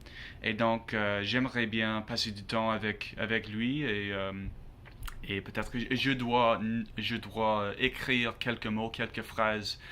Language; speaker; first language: French; non-native, learner; English